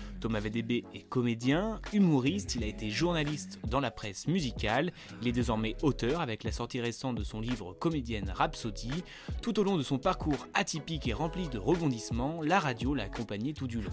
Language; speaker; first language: French; native; French